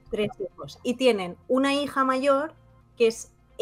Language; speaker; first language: Spanish; native; Spanish